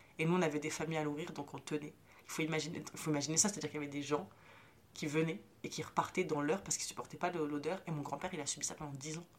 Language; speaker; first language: French; early bilingual, other home language; Arabic